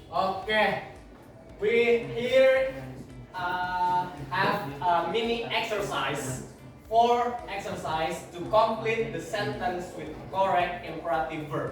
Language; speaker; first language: English; non-native, learner; Indonesian